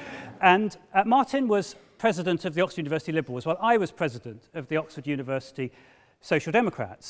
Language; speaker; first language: English; native; English